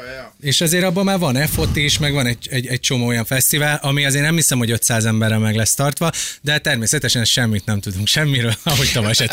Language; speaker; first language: Hungarian; native; Hungarian